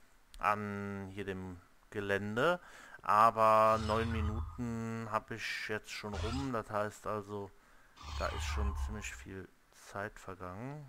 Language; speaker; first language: German; native; German